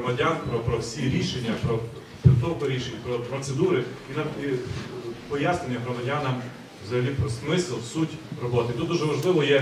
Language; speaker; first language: Ukrainian; native; Ukrainian